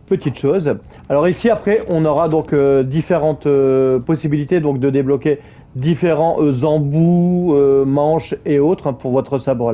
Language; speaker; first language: French; native; French